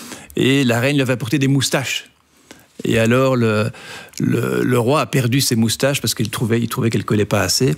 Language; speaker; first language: French; native; French